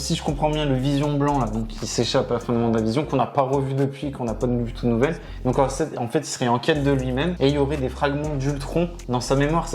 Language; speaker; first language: French; native; French